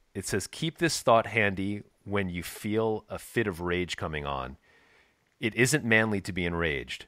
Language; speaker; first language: English; native; English